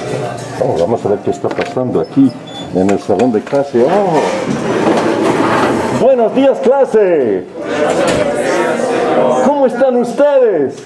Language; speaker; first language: Spanish; non-native, fluent; English